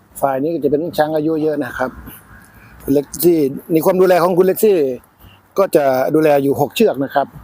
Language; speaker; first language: Thai; native; Thai